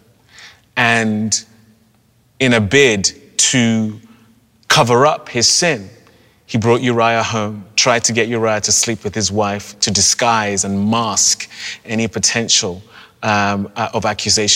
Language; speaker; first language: English; native; English